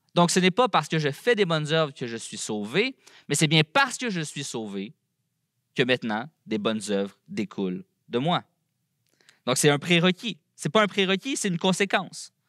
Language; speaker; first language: French; native; French